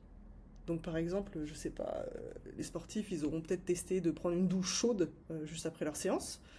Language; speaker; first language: French; native; French